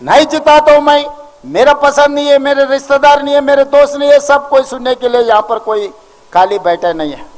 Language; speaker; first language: Hindi; non-native, local second language; Telugu